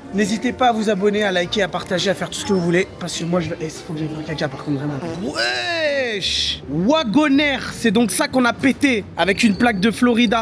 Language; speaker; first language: French; native; French